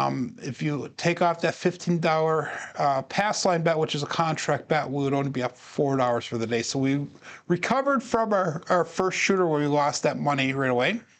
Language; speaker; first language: English; native; English